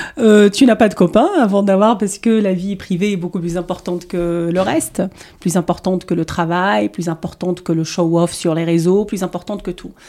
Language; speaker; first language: French; non-native, local second language; Arabic